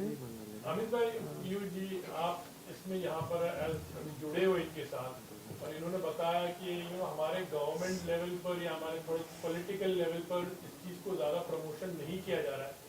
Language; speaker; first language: Hindi; native; Hindi